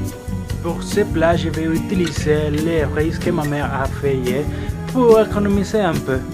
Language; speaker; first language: French; non-native, learner; Spanish